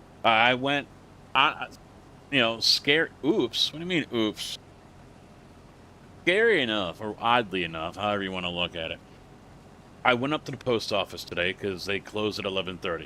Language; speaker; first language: English; native; English